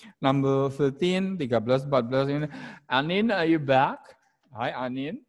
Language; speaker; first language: English; non-native, fluent; Indonesian